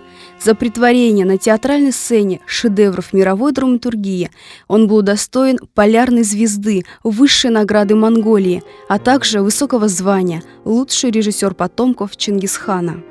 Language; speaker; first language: Russian; native; Russian